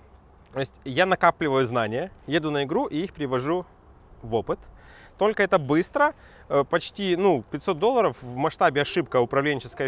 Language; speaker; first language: Russian; native; Russian